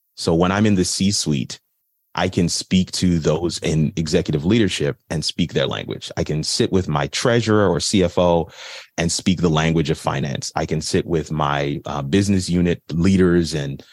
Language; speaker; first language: English; native; English